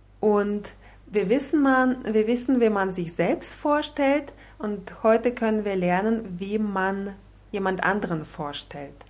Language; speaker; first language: German; non-native, fluent; Russian